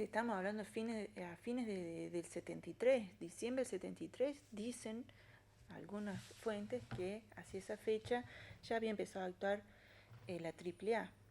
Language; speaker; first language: Spanish; native; Spanish